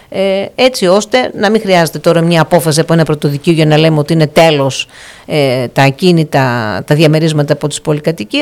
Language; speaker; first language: Greek; native; Greek